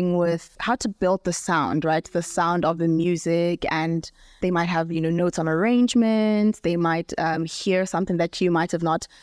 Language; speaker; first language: English; non-native, local second language; Southern Sotho